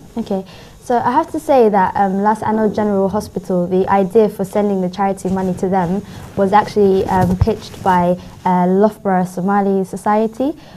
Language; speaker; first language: English; native; English